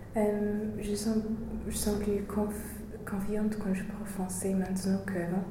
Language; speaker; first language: French; non-native, fluent; English